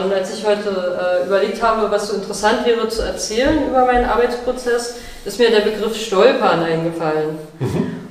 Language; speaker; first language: German; native; German